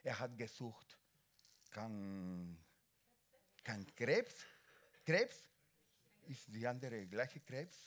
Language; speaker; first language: German; non-native, learner; Spanish